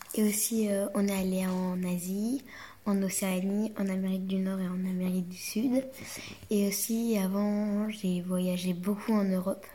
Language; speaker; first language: French; native; French